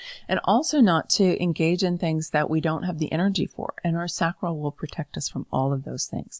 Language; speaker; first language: English; native; English